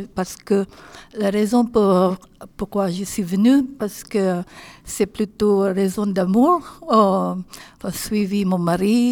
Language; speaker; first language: French; non-native, learner; Filipino